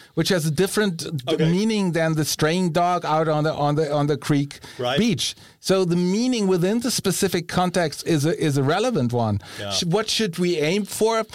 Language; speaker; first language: English; non-native, fluent; German